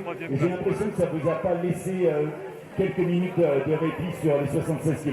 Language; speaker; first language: French; native; French